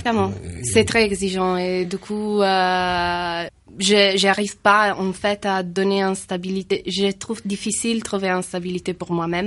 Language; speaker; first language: French; non-native, fluent; Italian